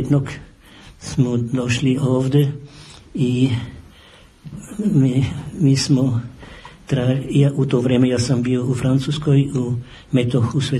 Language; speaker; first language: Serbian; non-native, fluent; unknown